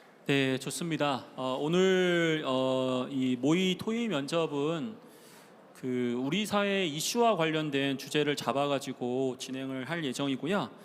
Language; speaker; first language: Korean; native; Korean